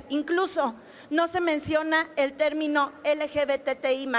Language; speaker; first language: Spanish; native; Spanish